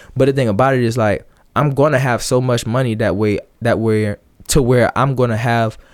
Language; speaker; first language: English; native; English